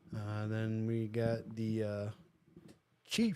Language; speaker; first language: English; native; English